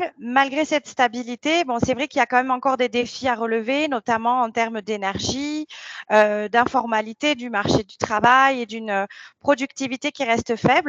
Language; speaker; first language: French; native; French